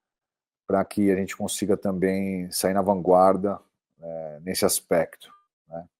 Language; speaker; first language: Portuguese; native; Portuguese